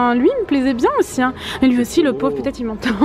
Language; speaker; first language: French; native; French